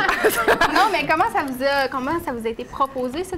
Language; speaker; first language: French; native; French